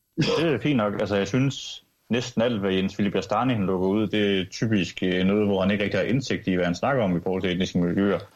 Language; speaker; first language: Danish; early bilingual, other home language; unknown